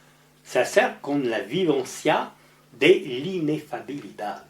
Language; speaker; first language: Spanish; non-native, learner; French